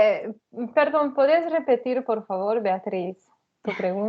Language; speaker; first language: Spanish; non-native, fluent; Portuguese